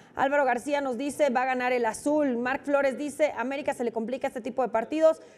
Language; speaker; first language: Spanish; native; Spanish